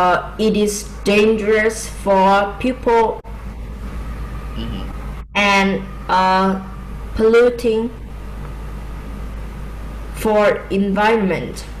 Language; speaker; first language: English; non-native, learner; Vietnamese